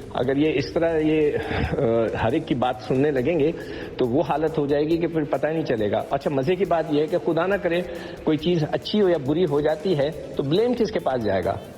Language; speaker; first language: Urdu; non-native, local second language; Punjabi